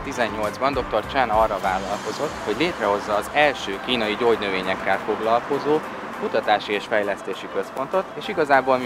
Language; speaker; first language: Hungarian; native; Hungarian